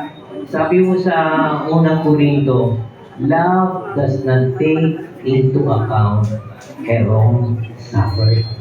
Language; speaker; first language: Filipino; native; Filipino